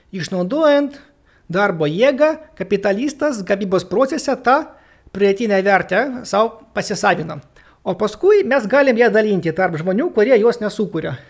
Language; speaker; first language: Lithuanian; non-native, local second language; Russian